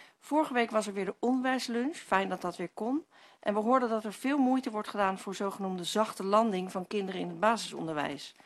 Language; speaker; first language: Dutch; native; Dutch